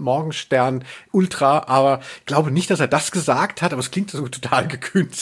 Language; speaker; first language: German; native; German